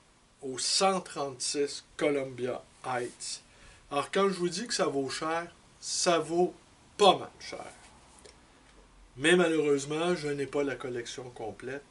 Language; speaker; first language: French; native; French